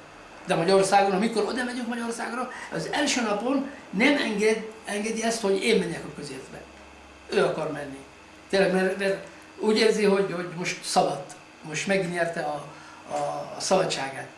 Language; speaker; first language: Hungarian; non-native, fluent; Arabic